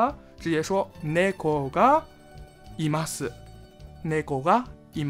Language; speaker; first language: Japanese; non-native, fluent; Chinese